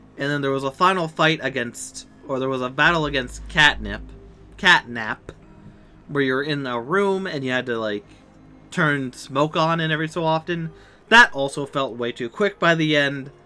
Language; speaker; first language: English; native; English